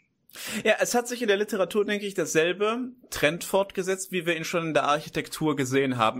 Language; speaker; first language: German; native; German